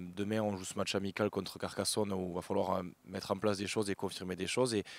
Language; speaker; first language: French; native; French